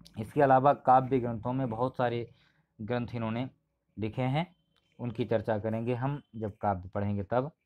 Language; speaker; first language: Hindi; native; Hindi